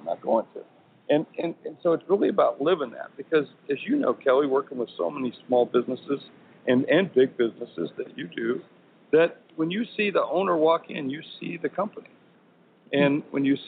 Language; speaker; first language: English; native; English